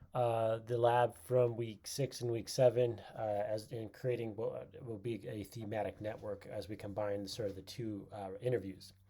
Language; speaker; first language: English; native; English